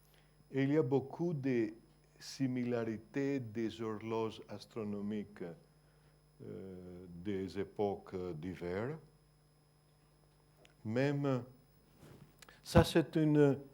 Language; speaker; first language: French; non-native, fluent; Greek